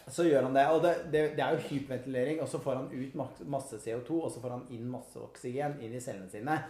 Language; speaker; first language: Norwegian; native; Norwegian